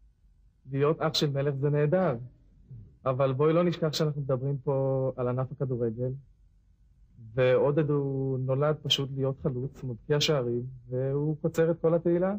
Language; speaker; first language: Hebrew; native; Hebrew